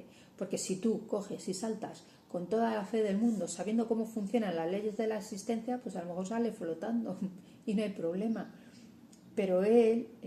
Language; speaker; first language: Spanish; native; Spanish